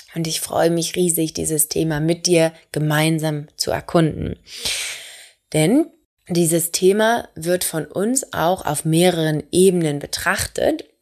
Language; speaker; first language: German; native; German